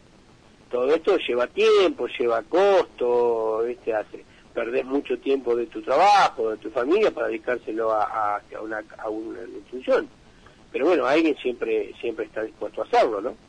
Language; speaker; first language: Spanish; native; Spanish